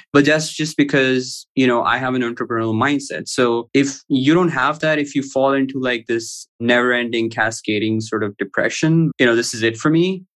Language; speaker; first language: English; non-native, local second language; Urdu